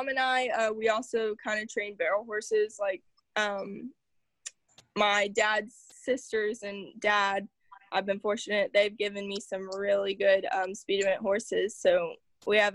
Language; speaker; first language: English; native; English